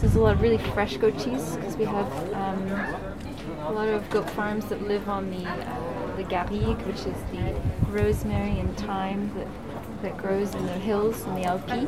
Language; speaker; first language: English; native; English